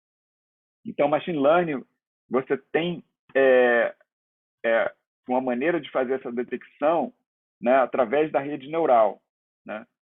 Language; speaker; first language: Portuguese; native; Portuguese